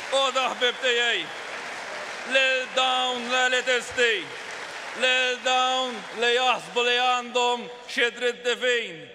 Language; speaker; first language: Maltese; native; Maltese